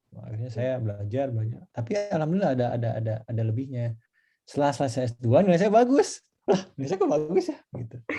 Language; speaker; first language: Indonesian; non-native, local second language; Sundanese